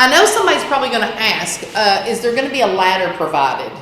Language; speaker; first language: English; native; English